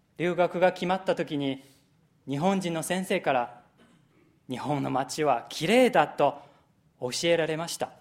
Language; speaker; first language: Japanese; non-native, fluent; Chinese